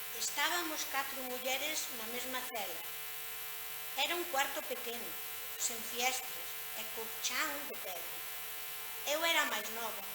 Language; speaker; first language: Galician; native; Galician